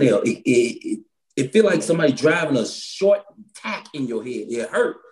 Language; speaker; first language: English; native; English